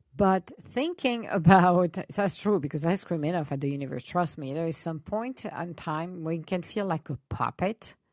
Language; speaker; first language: English; non-native, fluent; Italian